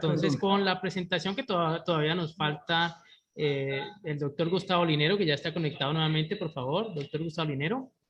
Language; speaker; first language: Spanish; native; Spanish